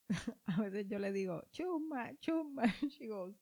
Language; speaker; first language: Spanish; early bilingual, heritage; Spanish